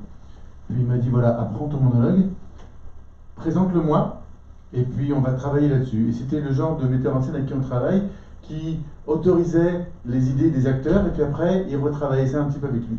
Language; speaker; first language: French; native; French